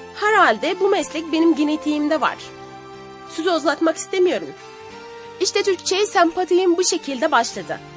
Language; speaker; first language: Turkish; non-native, fluent; Arabic